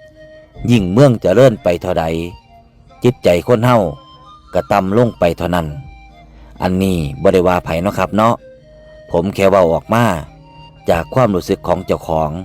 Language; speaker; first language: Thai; non-native, local second language; Lao